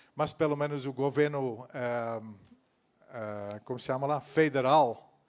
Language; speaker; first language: Portuguese; non-native, fluent; Dutch